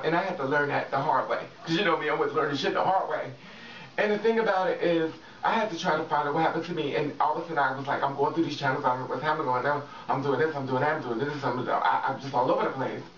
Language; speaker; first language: English; native; English